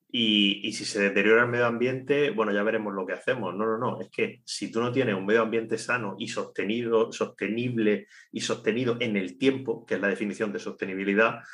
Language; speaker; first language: Spanish; native; Spanish